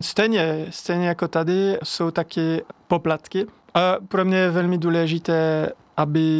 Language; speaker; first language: Czech; non-native, fluent; French